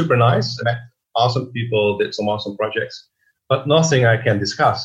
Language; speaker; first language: English; non-native, fluent; Dutch